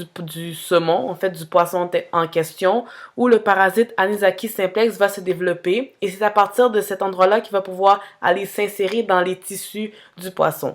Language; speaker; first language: French; native; French